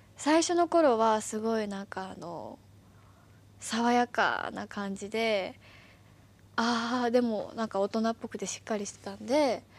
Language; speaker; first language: Japanese; native; Japanese